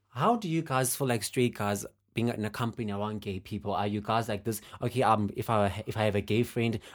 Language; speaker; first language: English; non-native, local second language; Xhosa